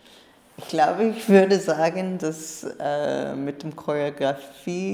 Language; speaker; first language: German; non-native, learner; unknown